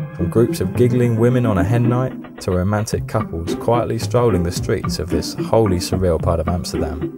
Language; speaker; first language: English; native; English